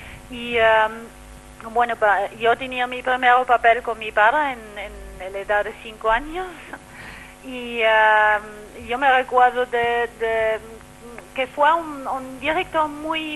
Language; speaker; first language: Spanish; non-native, fluent; German